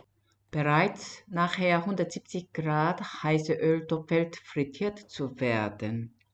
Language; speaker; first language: German; non-native, fluent; Korean